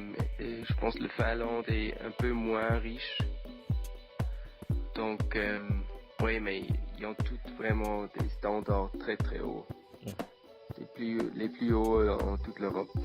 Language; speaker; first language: French; non-native, learner; Swedish